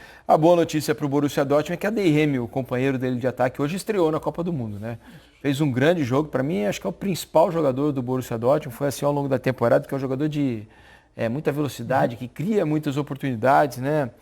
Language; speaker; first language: Portuguese; native; Portuguese